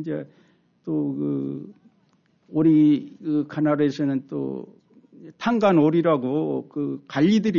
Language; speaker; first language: Korean; native; Korean